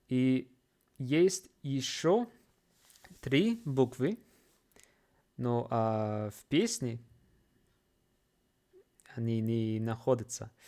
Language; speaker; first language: Russian; non-native, fluent; English